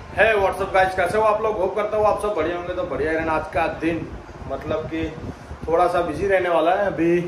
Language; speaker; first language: Hindi; non-native, local second language; Gujarati